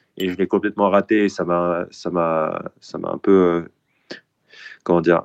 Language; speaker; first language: French; early bilingual, other home language; Korean